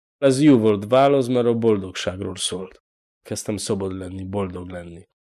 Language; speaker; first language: Hungarian; non-native, learner; Polish